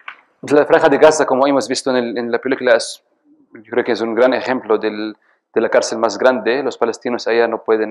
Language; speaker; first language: Spanish; non-native, fluent; Arabic